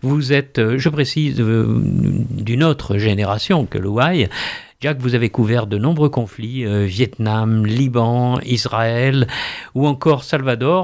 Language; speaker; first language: French; native; French